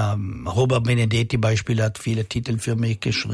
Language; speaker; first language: German; non-native, local second language; Italian